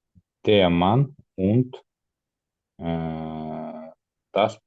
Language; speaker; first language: German; non-native, learner; Azerbaijani